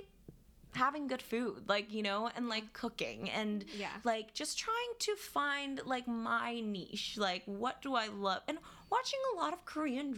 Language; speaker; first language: English; non-native, fluent; Korean